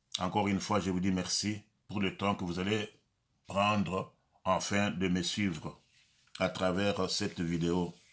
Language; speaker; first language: French; non-native, local second language; Lingala